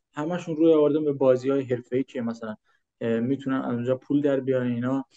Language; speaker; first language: Persian; native; Persian